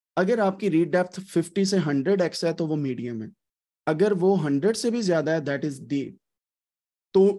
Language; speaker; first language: Urdu; native; Urdu